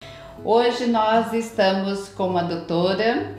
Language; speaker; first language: Portuguese; native; Portuguese